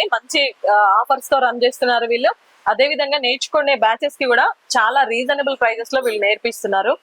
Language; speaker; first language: Telugu; native; Telugu